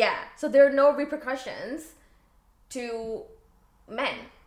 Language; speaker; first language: English; non-native, local second language; Urdu